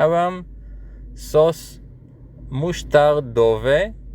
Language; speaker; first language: Polish; non-native, learner; English